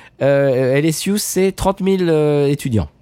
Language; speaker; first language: French; native; French